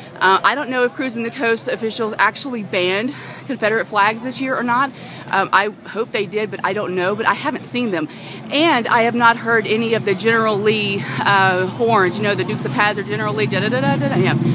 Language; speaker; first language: English; native; English